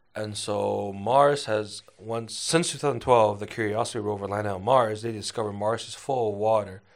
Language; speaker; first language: English; early bilingual, other home language; Chinese